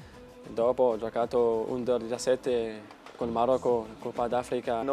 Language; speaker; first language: Italian; non-native, learner; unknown